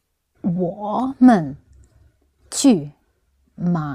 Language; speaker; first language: Chinese; non-native, learner; English